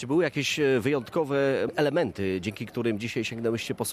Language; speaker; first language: Polish; native; Polish